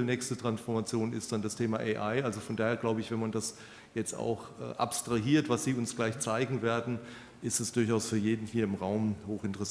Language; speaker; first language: German; native; German